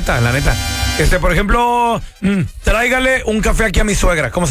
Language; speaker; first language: Spanish; native; Spanish